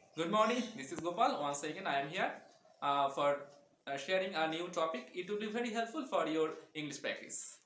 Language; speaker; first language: English; non-native, learner; Bangla